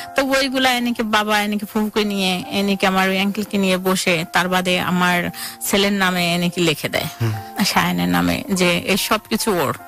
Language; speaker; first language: Bangla; early bilingual, heritage; Bangla